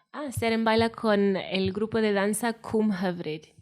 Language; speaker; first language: Spanish; non-native, fluent; Welsh